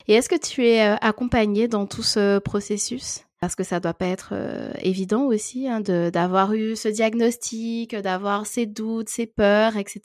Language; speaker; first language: French; native; French